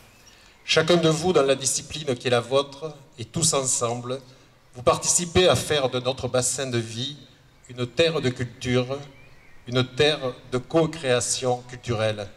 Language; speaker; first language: French; native; French